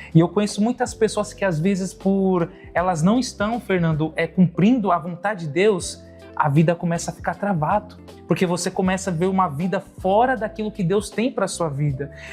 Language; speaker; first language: Portuguese; native; Portuguese